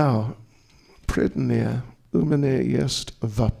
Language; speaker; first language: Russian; non-native, learner; English